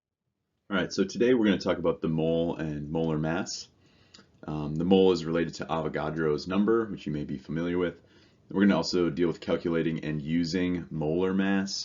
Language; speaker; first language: English; native; English